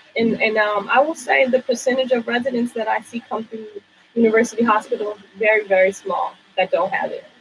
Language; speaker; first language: English; native; English